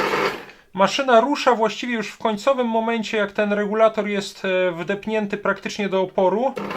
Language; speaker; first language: Polish; native; Polish